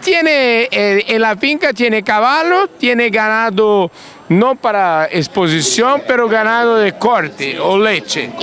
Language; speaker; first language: Spanish; non-native, learner; Portuguese